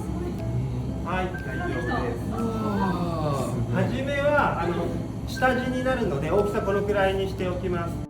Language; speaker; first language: Japanese; native; Japanese